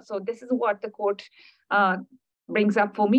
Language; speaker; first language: English; non-native, local second language; Urdu